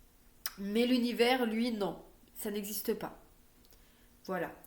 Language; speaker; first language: French; native; French